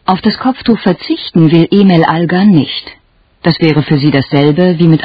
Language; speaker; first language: German; native; German